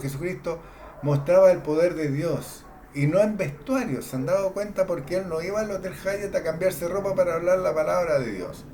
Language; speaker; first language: Spanish; native; Spanish